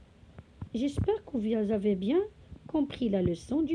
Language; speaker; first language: French; non-native, local second language; Arabic